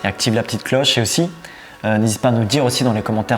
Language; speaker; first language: French; native; French